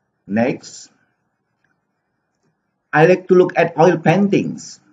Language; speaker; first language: English; non-native, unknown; Indonesian